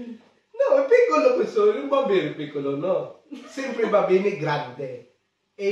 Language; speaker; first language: Italian; non-native, learner; Filipino